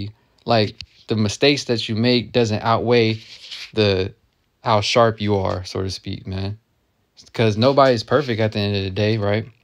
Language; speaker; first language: English; native; English